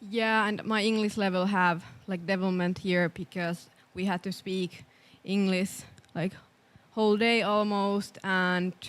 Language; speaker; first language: English; non-native, learner; Finnish